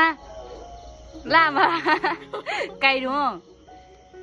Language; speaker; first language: Chinese; non-native, learner; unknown